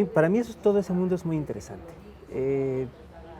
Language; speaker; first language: Spanish; native; Spanish